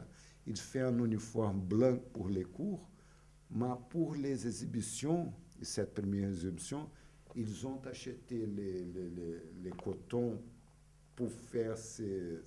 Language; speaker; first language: French; non-native, fluent; Portuguese